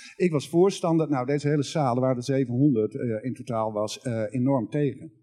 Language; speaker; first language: Dutch; native; Dutch